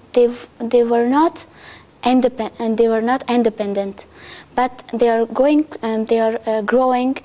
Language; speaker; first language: English; non-native, learner; Persian